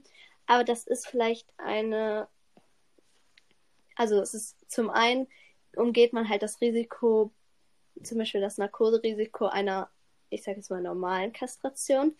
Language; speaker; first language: German; native; German